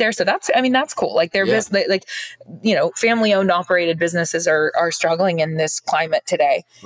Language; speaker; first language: English; native; English